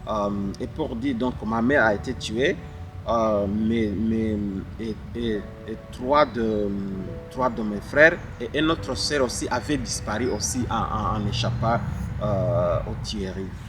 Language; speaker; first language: French; non-native, local second language; Kinyarwanda